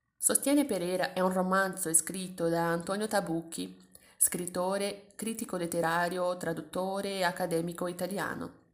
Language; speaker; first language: Italian; non-native, fluent; Portuguese